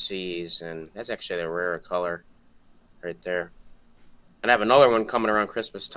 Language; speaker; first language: English; native; English